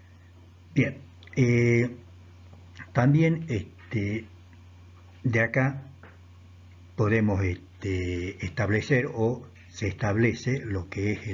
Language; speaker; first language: Spanish; native; Spanish